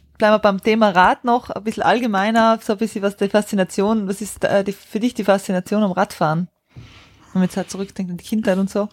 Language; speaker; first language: German; native; German